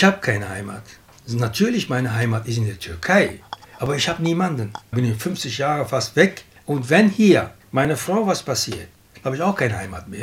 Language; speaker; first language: German; non-native, fluent; Turkish